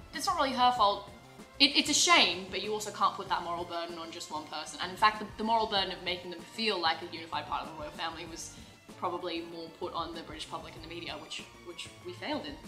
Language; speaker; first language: English; native; English